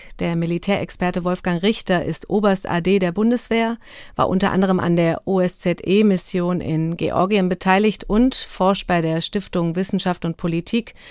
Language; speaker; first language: German; native; German